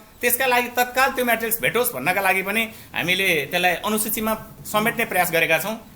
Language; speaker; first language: Nepali; native; Nepali